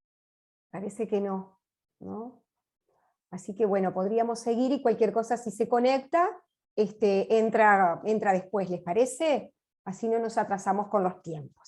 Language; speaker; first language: Spanish; native; Spanish